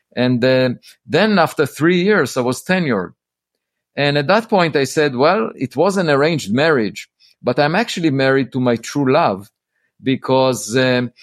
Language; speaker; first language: English; non-native, fluent; Hebrew